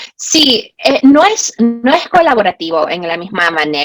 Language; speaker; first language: Spanish; early bilingual, heritage; Spanish